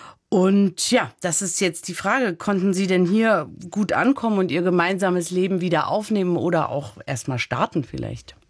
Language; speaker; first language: German; native; German